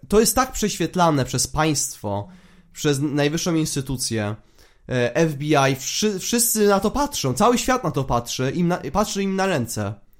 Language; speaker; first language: Polish; native; Polish